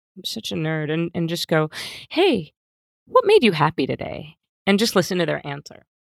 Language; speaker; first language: English; native; English